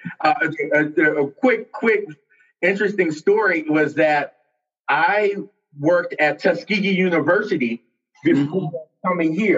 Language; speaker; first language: English; native; English